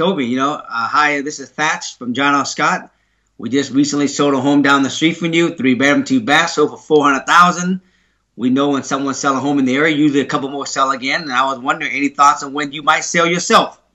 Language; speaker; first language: English; early bilingual, other home language; Vietnamese